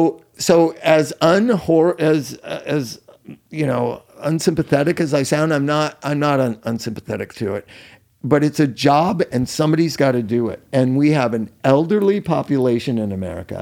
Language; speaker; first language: English; native; English